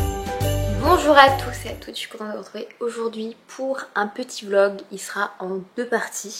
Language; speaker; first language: French; native; French